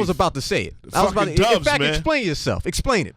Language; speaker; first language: English; native; English